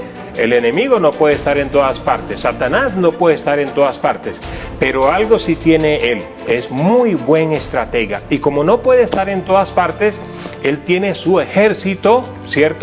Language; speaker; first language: Spanish; native; Spanish